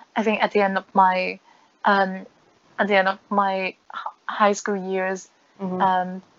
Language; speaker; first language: English; non-native, fluent; Vietnamese